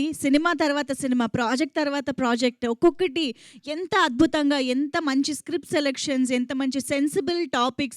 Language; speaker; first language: Telugu; native; Telugu